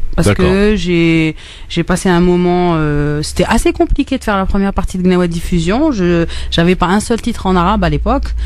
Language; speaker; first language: French; non-native, local second language; Arabic